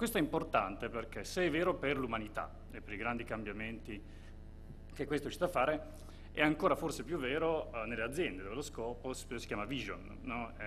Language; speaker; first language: Italian; native; Italian